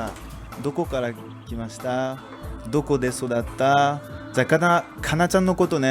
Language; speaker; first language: Japanese; non-native, learner; French